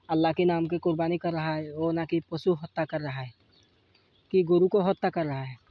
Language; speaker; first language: Hindi; non-native, learner; Bangla